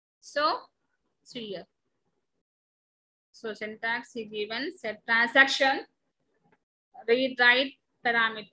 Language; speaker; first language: English; non-native, local second language; Telugu